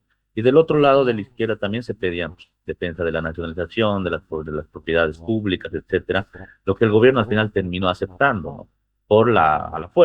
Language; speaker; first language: Spanish; native; Spanish